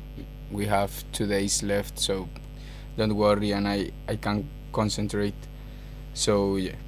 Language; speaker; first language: English; non-native, fluent; Spanish